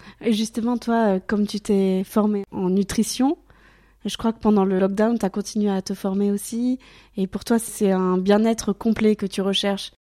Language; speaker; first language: French; native; French